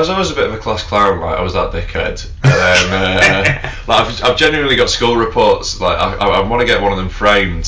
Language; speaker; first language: English; native; English